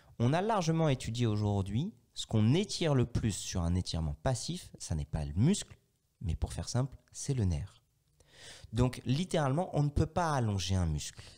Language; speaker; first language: French; native; French